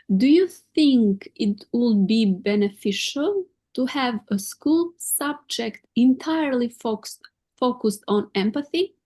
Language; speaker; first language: English; non-native, fluent; Albanian